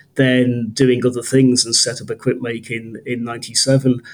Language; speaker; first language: English; native; English